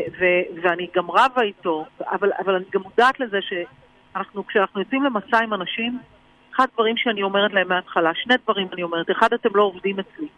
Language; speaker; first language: Hebrew; native; Hebrew